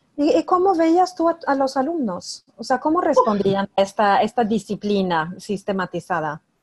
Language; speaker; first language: Spanish; non-native, fluent; Swedish